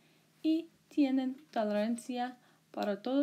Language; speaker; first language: Spanish; non-native, learner; English